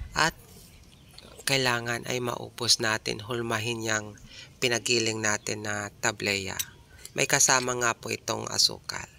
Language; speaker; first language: Filipino; non-native, local second language; Bikol